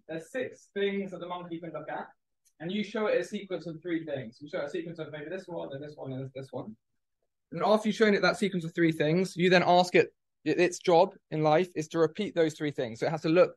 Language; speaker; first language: English; native; English